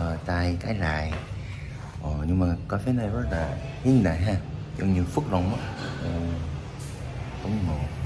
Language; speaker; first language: Vietnamese; non-native, learner; Korean